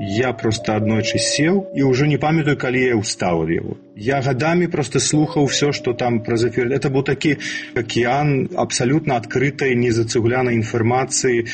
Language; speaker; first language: Belarusian; non-native, local second language; Russian